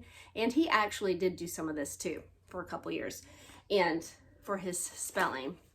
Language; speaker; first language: English; native; English